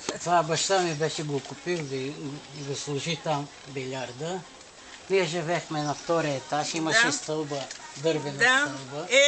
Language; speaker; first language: Bulgarian; early bilingual, heritage; Bulgarian